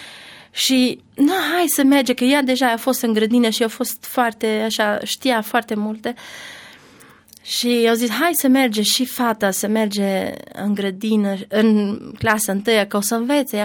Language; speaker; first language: Romanian; non-native, learner; Albanian